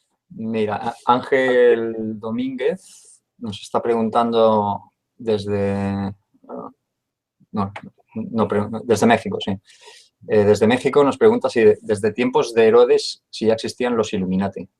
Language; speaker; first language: Spanish; native; Spanish